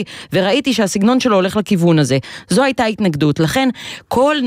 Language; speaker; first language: Hebrew; native; Hebrew